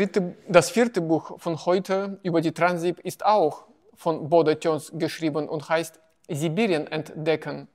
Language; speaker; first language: German; non-native, fluent; Russian